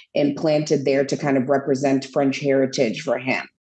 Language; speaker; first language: English; native; English